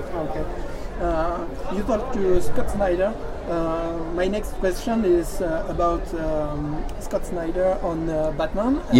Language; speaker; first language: English; non-native, learner; French